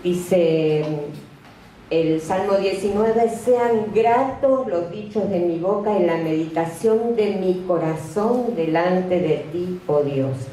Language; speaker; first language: Spanish; native; Spanish